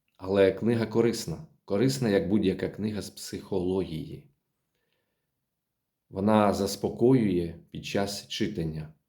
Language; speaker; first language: Ukrainian; native; Ukrainian